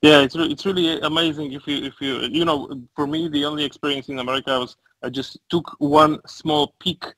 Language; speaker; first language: English; non-native, fluent; Polish